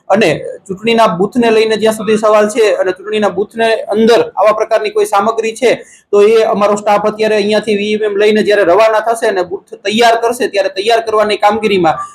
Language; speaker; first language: Gujarati; native; Gujarati